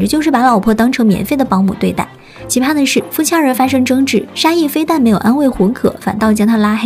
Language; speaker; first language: Chinese; native; Chinese